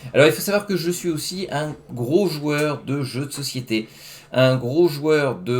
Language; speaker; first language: French; native; French